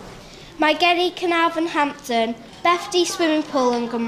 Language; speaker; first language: Welsh; non-native, local second language; English